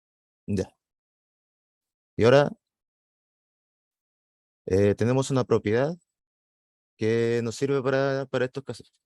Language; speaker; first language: Spanish; native; Spanish